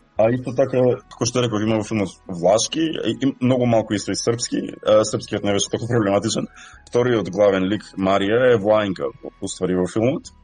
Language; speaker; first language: Macedonian; native; Macedonian